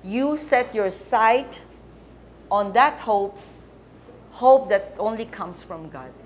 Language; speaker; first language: English; non-native, local second language; Filipino